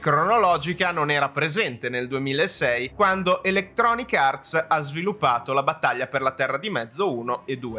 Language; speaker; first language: Italian; native; Italian